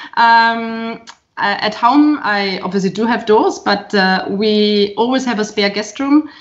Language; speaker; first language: English; non-native, fluent; German